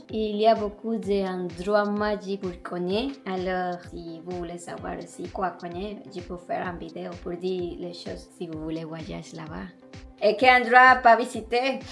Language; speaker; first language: French; non-native, learner; Spanish